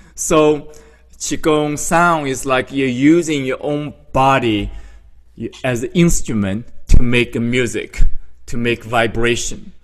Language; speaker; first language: English; non-native, fluent; Chinese